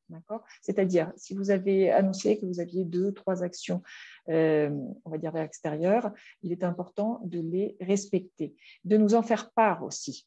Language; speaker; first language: French; native; French